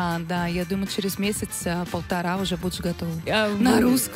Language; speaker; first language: Russian; non-native, learner; Portuguese